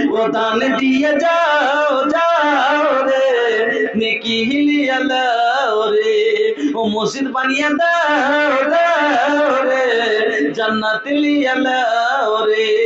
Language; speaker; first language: Bangla; non-native, local second language; Bhojpuri